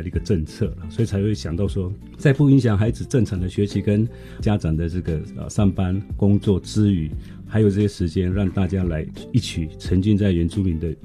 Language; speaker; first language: Chinese; non-native, local second language; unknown